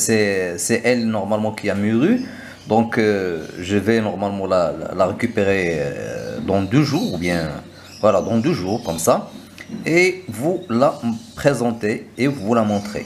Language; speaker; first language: French; non-native, local second language; Arabic